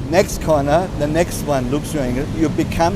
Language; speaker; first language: English; non-native, learner; German